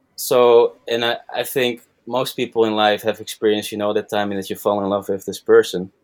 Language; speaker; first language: English; non-native, fluent; Dutch